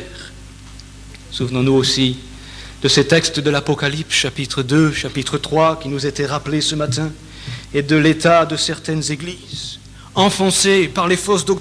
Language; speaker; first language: French; native; French